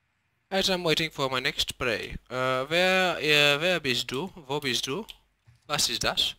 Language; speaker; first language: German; non-native, learner; Bulgarian